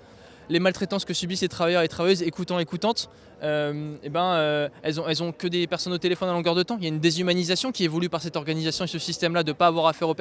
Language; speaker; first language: French; native; French